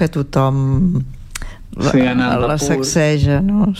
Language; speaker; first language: Catalan; native; Catalan